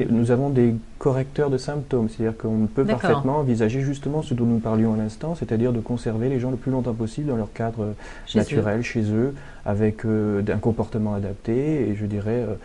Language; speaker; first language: French; native; French